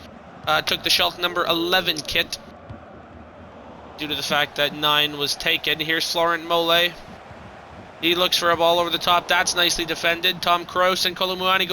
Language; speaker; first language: English; native; English